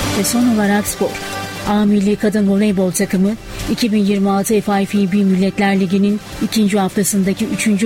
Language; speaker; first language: Turkish; native; Turkish